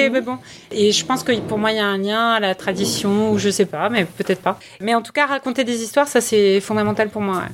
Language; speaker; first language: French; early bilingual, other home language; English